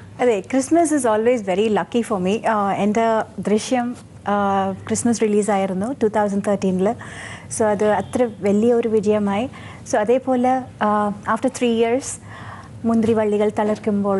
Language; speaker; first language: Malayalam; non-native, local second language; Tamil